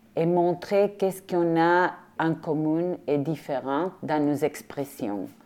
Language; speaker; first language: French; non-native, fluent; Spanish